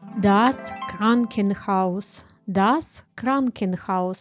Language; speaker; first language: German; non-native, fluent; Ukrainian